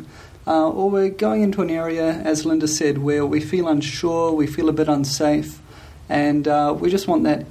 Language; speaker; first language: English; native; English